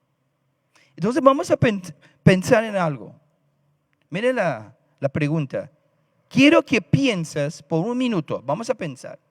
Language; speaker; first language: Spanish; non-native, fluent; English